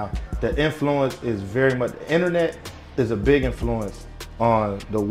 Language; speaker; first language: English; native; English